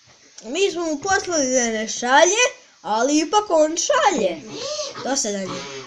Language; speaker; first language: Croatian; native; Croatian